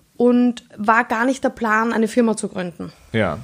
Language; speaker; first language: German; native; German